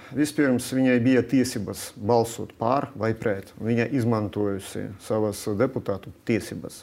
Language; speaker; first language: Latvian; non-native, local second language; Russian